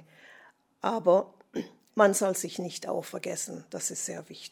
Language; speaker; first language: German; non-native, fluent; English